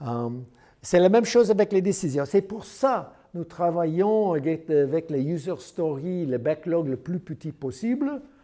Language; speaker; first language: French; non-native, learner; English